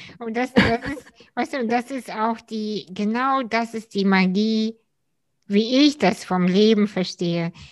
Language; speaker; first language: German; early bilingual, other home language; Russian